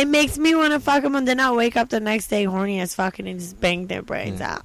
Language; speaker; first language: English; non-native, fluent; Portuguese